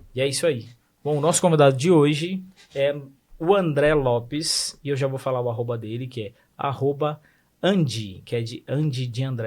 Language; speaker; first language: Portuguese; native; Portuguese